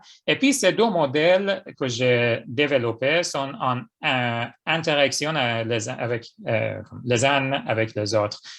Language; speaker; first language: French; non-native, fluent; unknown